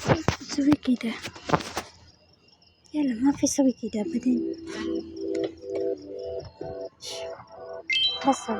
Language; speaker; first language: Arabic; non-native, learner; Filipino